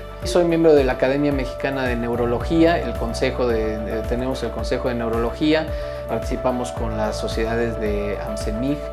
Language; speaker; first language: Spanish; native; Spanish